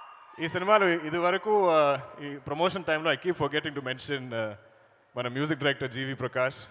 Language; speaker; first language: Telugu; non-native, learner; Malayalam